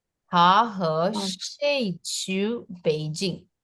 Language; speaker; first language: Chinese; non-native, fluent; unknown